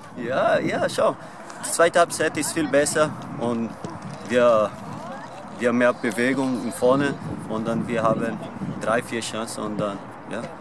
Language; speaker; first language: German; non-native, learner; Portuguese